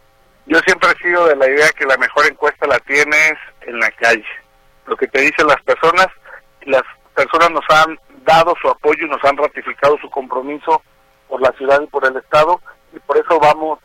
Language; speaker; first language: Spanish; native; Spanish